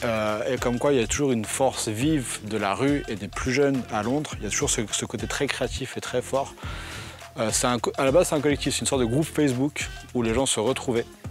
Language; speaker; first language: French; native; French